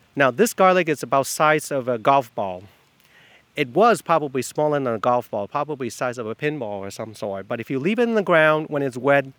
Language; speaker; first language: English; non-native, fluent; Chinese